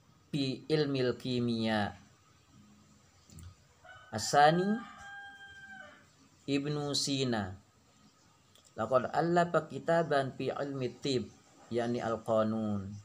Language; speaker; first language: Arabic; non-native, fluent; Indonesian